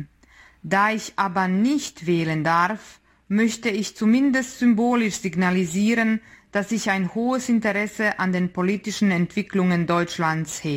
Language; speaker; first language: German; non-native, fluent; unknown